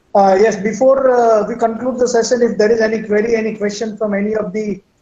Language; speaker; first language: English; non-native, local second language; Gujarati